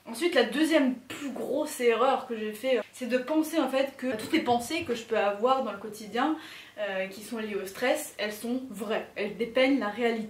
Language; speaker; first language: French; native; French